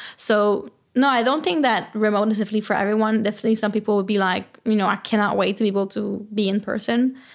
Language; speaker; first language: English; non-native, fluent; French